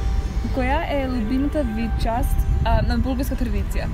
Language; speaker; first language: Bulgarian; non-native, learner; English